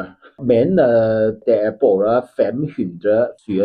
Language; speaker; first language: Danish; non-native, learner; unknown